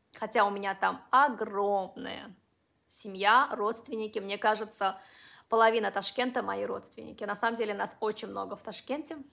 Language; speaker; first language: Russian; non-native, local second language; Uzbek